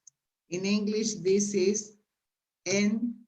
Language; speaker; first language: English; non-native, fluent; Spanish